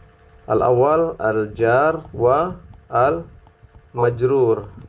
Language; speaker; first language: Arabic; non-native, fluent; Indonesian